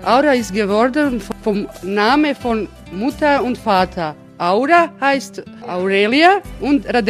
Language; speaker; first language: German; non-native, fluent; Croatian